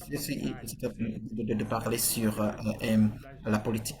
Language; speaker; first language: French; non-native, fluent; Portuguese